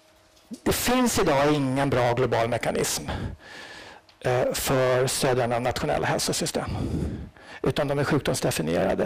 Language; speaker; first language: Swedish; native; Swedish